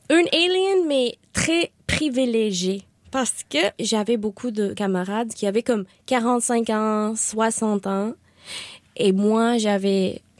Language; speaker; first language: French; non-native, learner; Spanish